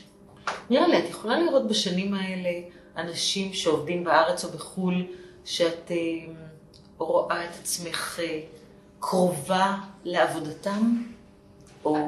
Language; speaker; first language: Hebrew; native; Hebrew